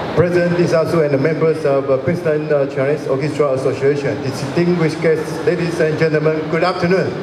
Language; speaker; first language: English; non-native, fluent; Chinese